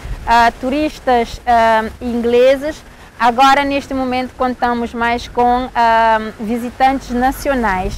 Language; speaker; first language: Portuguese; non-native, local second language; Kabuverdianu